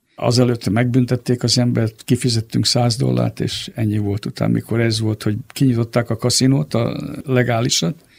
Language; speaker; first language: Hungarian; native; Hungarian